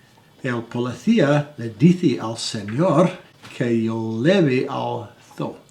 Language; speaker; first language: Spanish; non-native, learner; English